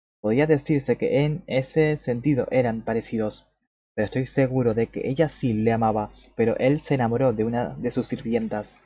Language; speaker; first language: Spanish; native; Spanish